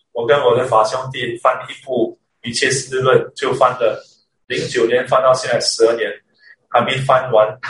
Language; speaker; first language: Chinese; early bilingual, other home language; English